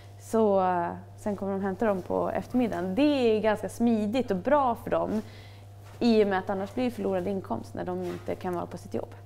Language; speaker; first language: Swedish; native; Swedish